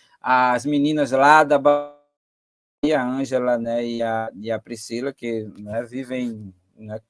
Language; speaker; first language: Portuguese; native; Portuguese